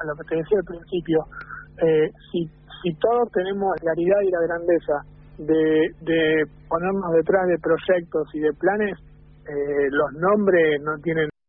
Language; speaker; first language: Spanish; native; Spanish